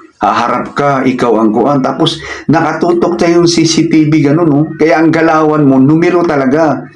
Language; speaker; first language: Filipino; native; Filipino